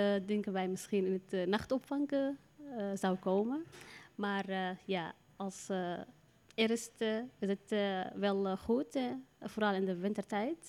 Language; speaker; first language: Dutch; non-native, learner; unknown